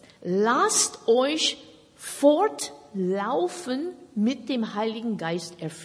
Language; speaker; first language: German; non-native, fluent; English